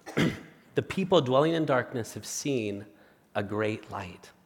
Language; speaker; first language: English; non-native, fluent; Spanish